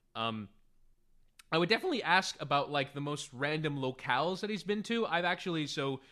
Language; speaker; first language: English; early bilingual, other home language; Spanish